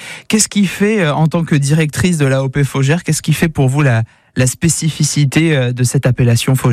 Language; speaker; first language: French; native; French